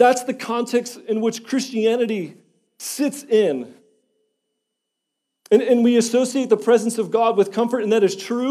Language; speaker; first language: English; native; English